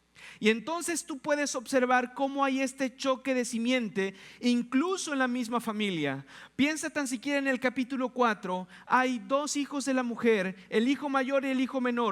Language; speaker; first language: Spanish; native; Spanish